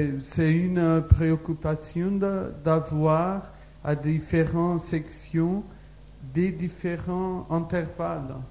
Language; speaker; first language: French; non-native, learner; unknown